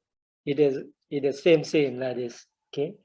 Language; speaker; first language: English; non-native, learner; Thai